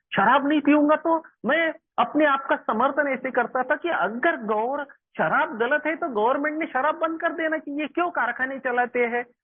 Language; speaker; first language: Hindi; non-native, local second language; Marathi